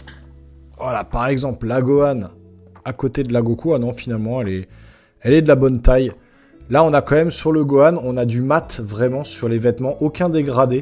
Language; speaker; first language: French; native; French